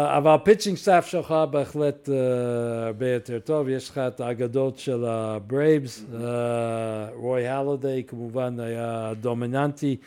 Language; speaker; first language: Hebrew; non-native, fluent; English